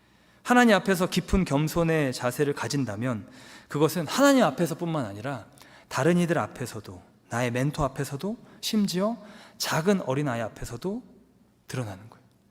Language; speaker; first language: Korean; native; Korean